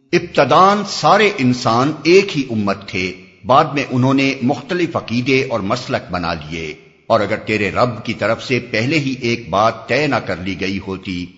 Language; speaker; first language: Urdu; native; Urdu